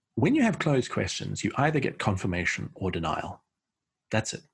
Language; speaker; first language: English; native; English